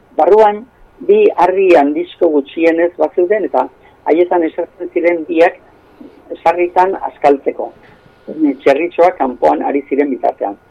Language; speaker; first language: Basque; non-native, local second language; Spanish